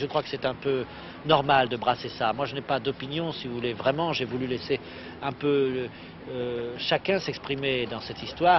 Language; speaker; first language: French; native; French